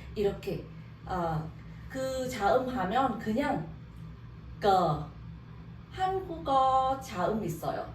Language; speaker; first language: Korean; non-native, learner; Vietnamese